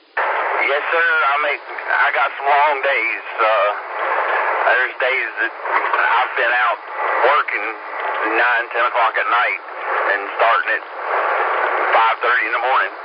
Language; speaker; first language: English; native; English